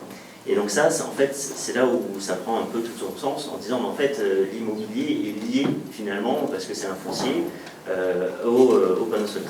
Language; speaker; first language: French; native; French